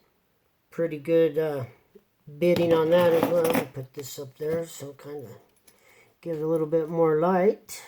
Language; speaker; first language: English; native; English